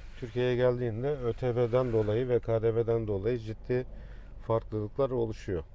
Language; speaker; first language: Turkish; native; Turkish